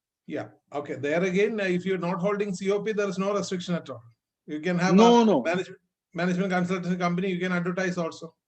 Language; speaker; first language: English; non-native, local second language; Malayalam